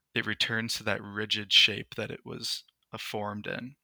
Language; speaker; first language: English; native; English